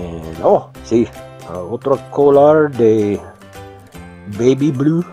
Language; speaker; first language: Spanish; non-native, learner; English